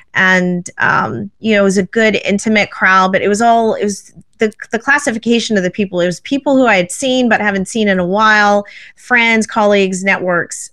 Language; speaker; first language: English; native; English